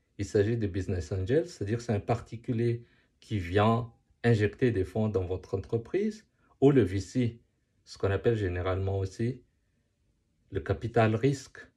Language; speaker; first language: French; non-native, local second language; Malagasy